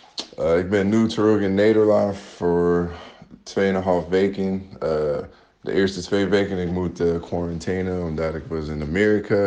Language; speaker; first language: Dutch; non-native, learner; English